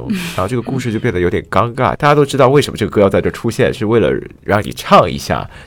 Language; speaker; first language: Chinese; native; Chinese